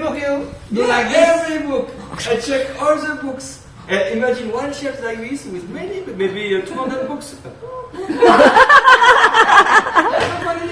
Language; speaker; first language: English; non-native, learner; French